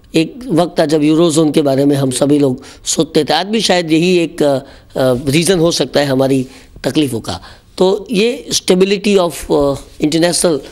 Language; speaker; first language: Hindi; non-native, local second language; Gujarati